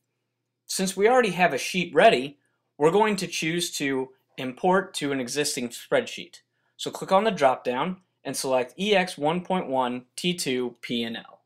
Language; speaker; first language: English; native; English